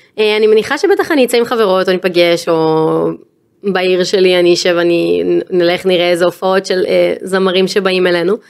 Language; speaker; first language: Hebrew; native; Hebrew